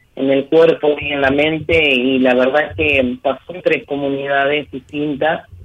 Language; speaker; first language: Spanish; native; Spanish